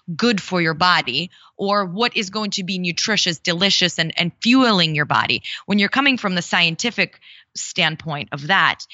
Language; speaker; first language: English; early bilingual, other home language; Russian